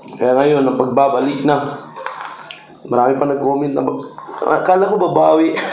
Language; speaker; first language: Filipino; non-native, local second language; Cebuano